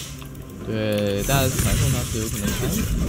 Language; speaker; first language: Chinese; native; Chinese